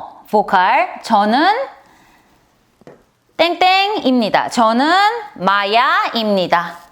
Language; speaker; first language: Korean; non-native, fluent; Bosnian